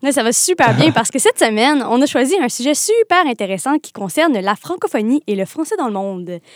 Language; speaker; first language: French; native; French